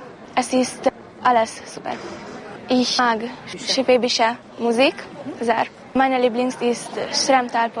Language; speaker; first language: German; non-native, learner; Hungarian